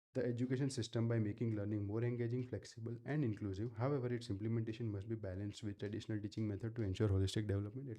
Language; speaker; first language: English; non-native, local second language; Gujarati